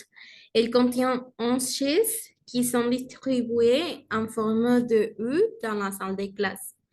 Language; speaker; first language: French; non-native, learner; Spanish